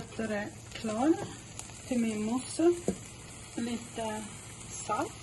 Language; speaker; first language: Swedish; non-native, local second language; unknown